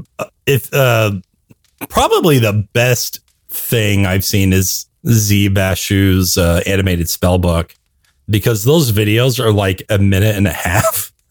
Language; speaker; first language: English; native; English